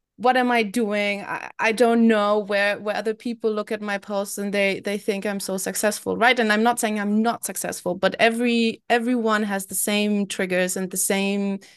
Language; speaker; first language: English; non-native, fluent; German